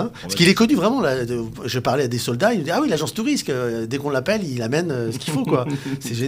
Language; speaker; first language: French; native; French